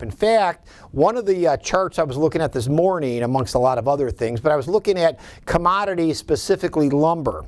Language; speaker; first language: English; native; English